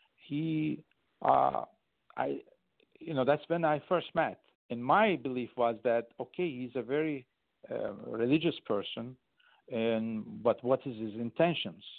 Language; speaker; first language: English; non-native, fluent; Turkish